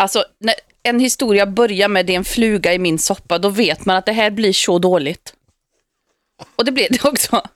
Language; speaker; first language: Swedish; native; Swedish